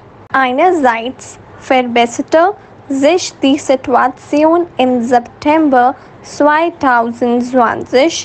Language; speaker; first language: German; non-native, learner; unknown